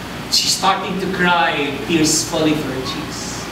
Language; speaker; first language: English; non-native, local second language; Chavacano